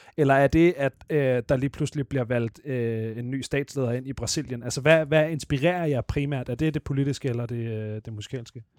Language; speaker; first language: Danish; native; Danish